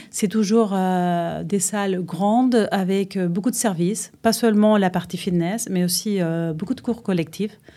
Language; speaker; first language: French; non-native, fluent; Spanish